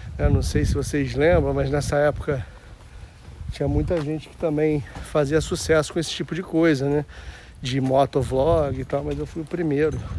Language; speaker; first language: Portuguese; native; Portuguese